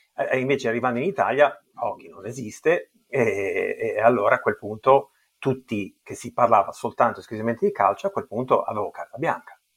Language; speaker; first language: Italian; early bilingual, heritage; Italian